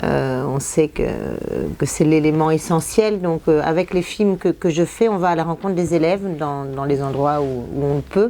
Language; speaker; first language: French; native; French